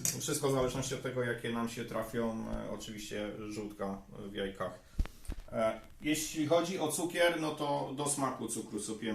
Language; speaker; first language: Polish; native; Polish